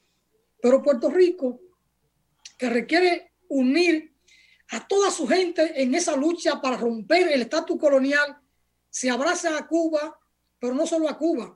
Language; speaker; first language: Spanish; native; Spanish